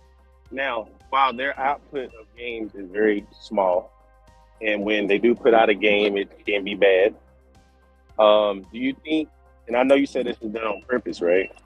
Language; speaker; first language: English; native; English